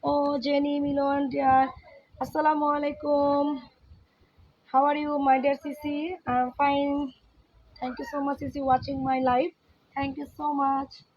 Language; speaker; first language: English; non-native, learner; Bangla